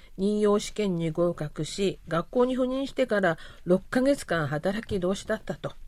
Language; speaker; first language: Japanese; non-native, fluent; Korean